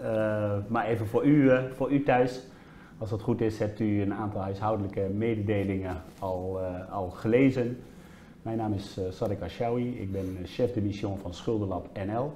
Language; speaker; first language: Dutch; native; Dutch